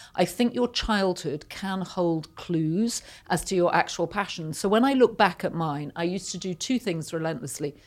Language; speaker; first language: English; native; English